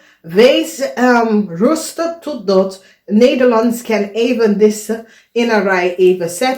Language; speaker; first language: Dutch; non-native, fluent; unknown